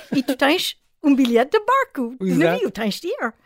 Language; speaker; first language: Portuguese; non-native, fluent; English